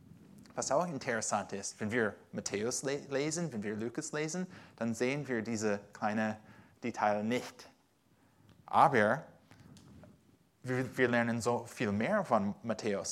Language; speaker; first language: German; non-native, fluent; English